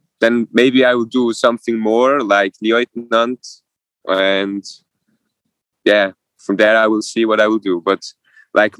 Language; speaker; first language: English; non-native, fluent; Swiss German